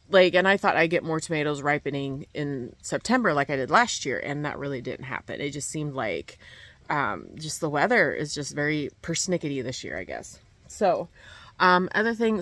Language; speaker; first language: English; native; English